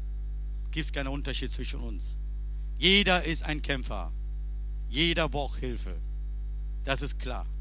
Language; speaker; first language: German; non-native, learner; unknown